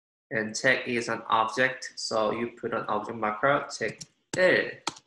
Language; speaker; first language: English; non-native, fluent; Korean